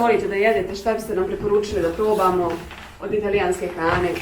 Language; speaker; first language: Bosnian; native; Bosnian